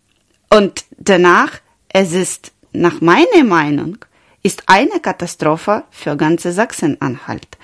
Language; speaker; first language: German; non-native, learner; Ukrainian